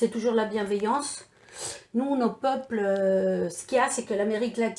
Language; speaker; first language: French; non-native, fluent; Spanish